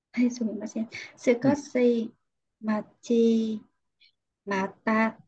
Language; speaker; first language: Japanese; non-native, learner; Vietnamese